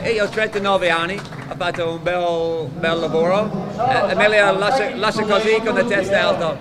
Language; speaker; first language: Italian; non-native, learner; English